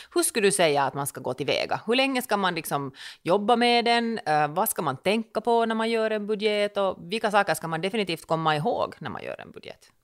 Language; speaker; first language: Swedish; native; Swedish